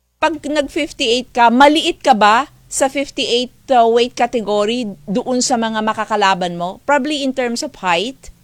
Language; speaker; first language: Filipino; native; Filipino